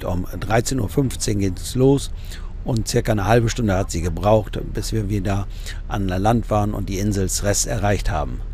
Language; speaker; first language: German; native; German